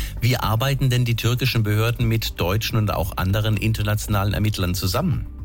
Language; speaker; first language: German; native; German